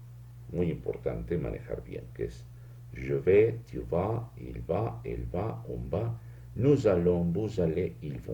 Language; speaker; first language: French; non-native, fluent; Spanish